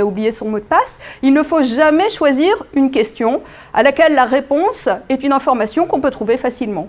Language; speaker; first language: French; native; French